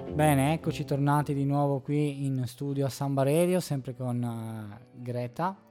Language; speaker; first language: Italian; native; Italian